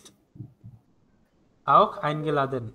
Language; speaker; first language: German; non-native, learner; Bangla